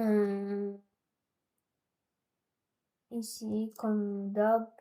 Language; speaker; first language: French; non-native, local second language; Arabic